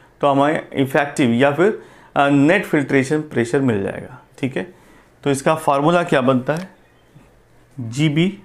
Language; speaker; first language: Hindi; non-native, local second language; Gujarati